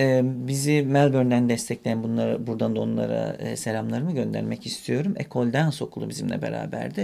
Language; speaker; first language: Turkish; native; Turkish